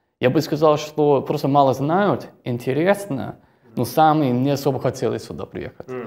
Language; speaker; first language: Russian; non-native, fluent; English